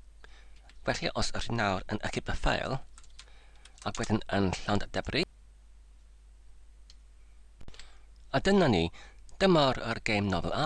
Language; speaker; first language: Welsh; non-native, learner; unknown